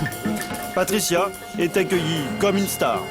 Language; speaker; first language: French; native; French